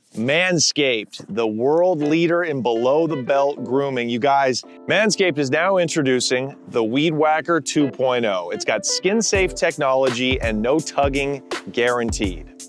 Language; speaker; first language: English; native; English